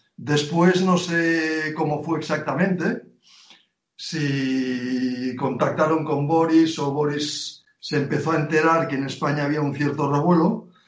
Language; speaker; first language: Spanish; native; Spanish